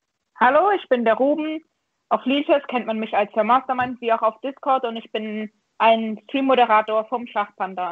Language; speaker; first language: German; native; German